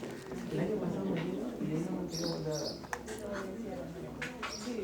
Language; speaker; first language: Spanish; native; Spanish